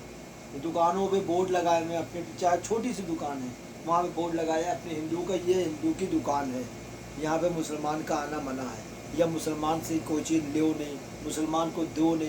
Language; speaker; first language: Hindi; native; Hindi